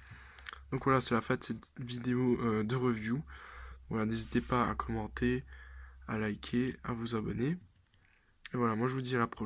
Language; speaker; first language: French; native; French